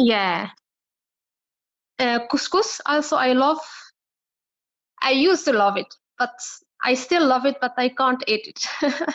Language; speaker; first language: English; non-native, learner; Arabic